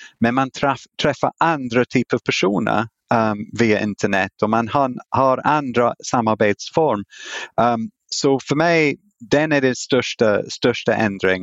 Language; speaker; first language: Swedish; non-native, fluent; English